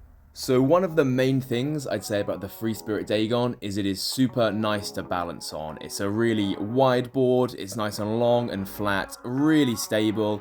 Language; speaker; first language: English; native; English